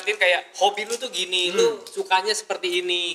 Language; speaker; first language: Indonesian; native; Indonesian